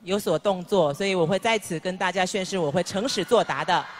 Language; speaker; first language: Chinese; native; Chinese